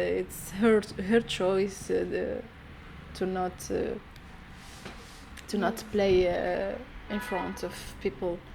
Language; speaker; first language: English; non-native, learner; Arabic